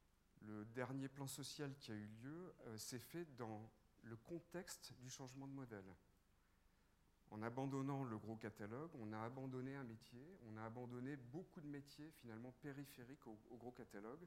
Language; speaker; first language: French; native; French